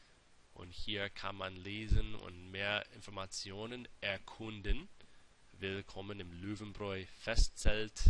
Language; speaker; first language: German; non-native, fluent; English